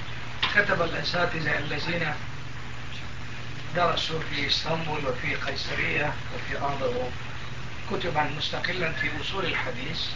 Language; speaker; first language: Arabic; non-native, fluent; Turkish